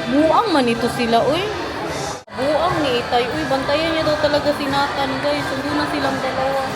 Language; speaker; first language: Filipino; non-native, local second language; Cebuano